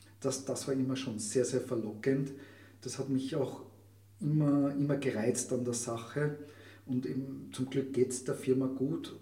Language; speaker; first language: German; native; German